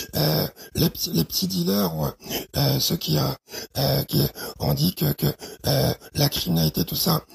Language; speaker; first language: French; early bilingual, other home language; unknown